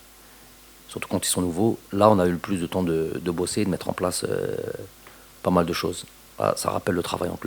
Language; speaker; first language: French; native; French